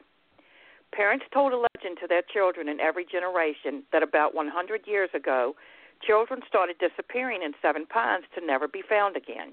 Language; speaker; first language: English; native; English